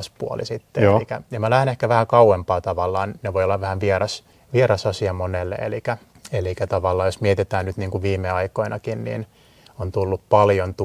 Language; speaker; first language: Finnish; native; Finnish